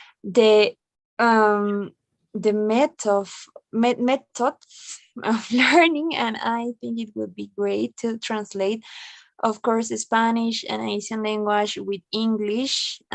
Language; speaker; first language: English; non-native, learner; Spanish